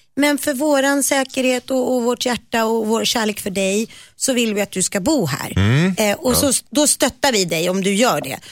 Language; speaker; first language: Swedish; native; Swedish